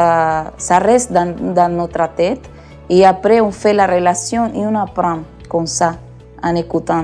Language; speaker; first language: French; non-native, learner; Spanish